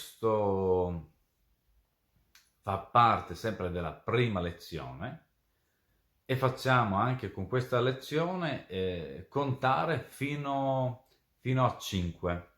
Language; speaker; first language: Italian; non-native, fluent; Serbian